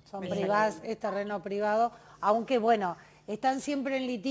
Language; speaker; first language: Spanish; native; Spanish